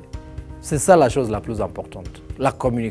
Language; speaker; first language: French; non-native, fluent; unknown